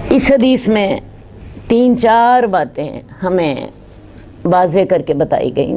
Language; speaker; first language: Urdu; non-native, local second language; Punjabi